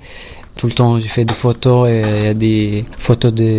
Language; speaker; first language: French; non-native, learner; Arabic